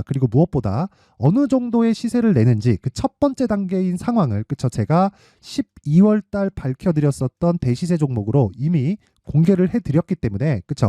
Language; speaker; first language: Korean; native; Korean